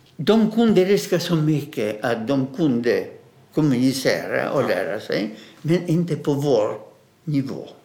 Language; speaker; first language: Swedish; non-native, fluent; Russian